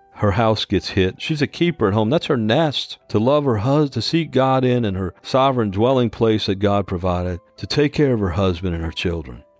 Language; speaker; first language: English; native; English